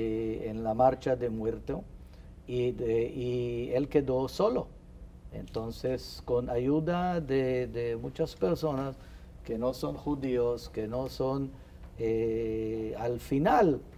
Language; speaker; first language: Spanish; non-native, fluent; Hebrew